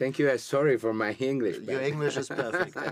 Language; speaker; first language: English; non-native, learner; Italian